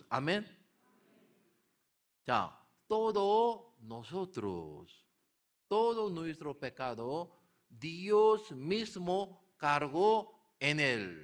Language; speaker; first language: Spanish; non-native, learner; Korean